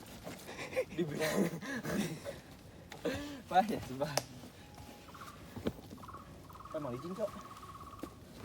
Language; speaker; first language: Indonesian; non-native, local second language; Sundanese